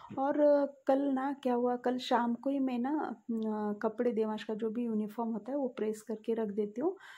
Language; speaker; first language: Hindi; non-native, local second language; Marathi